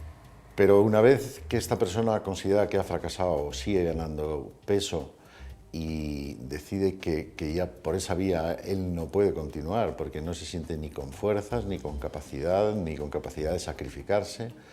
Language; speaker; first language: Spanish; native; Spanish